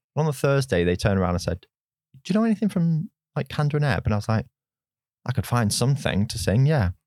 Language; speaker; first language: English; native; English